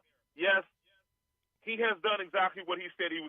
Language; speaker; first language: English; native; English